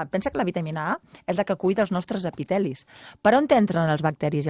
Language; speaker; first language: Catalan; native; Catalan